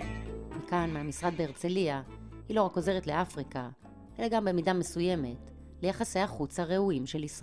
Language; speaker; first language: Hebrew; native; Hebrew